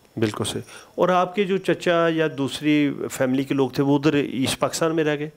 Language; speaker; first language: Urdu; non-native, local second language; Punjabi